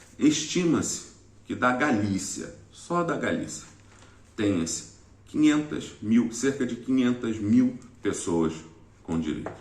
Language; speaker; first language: Portuguese; native; Portuguese